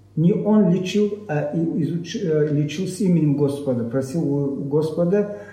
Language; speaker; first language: Russian; non-native, local second language; Chechen